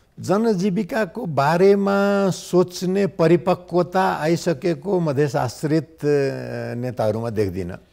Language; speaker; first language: Nepali; non-native, local second language; Maithili